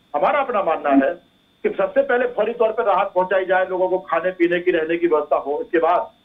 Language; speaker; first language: Hindi; native; Hindi